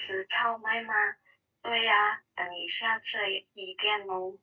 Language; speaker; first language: Chinese; non-native, learner; Indonesian